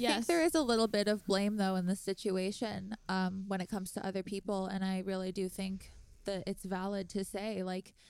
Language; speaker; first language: English; native; English